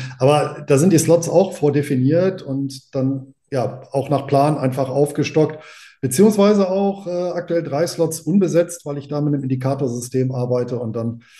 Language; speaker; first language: German; native; German